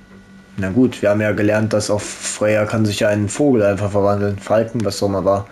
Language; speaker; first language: German; native; German